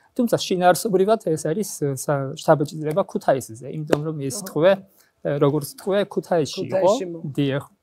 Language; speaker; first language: Georgian; non-native, fluent; Japanese